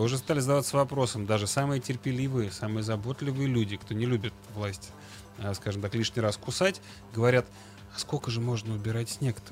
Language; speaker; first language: Russian; native; Russian